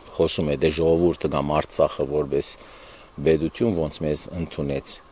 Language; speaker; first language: Armenian; early bilingual, heritage; Armenian